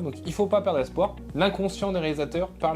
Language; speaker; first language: French; native; French